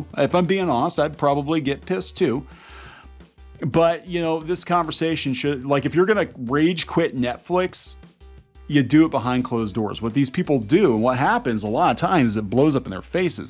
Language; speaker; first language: English; native; English